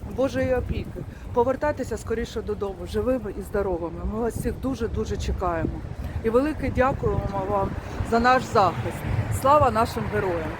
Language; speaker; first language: Ukrainian; non-native, local second language; Russian